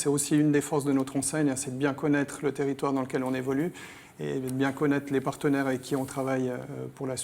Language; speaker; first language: French; native; French